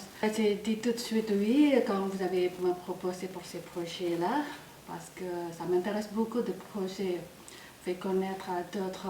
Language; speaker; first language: French; non-native, fluent; Indonesian